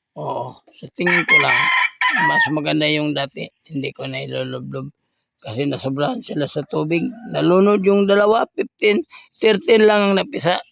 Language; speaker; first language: Filipino; non-native, local second language; Cebuano